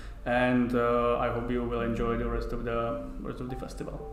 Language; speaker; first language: English; non-native, fluent; Czech